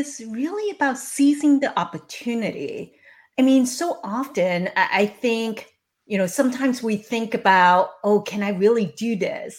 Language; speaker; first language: English; non-native, local second language; Cantonese